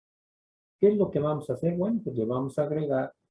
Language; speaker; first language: Spanish; native; Spanish